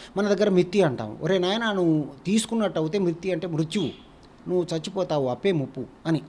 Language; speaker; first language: Telugu; native; Telugu